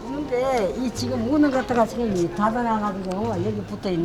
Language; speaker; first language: Korean; native; Korean